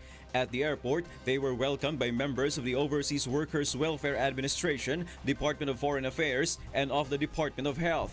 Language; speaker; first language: English; non-native, local second language; Filipino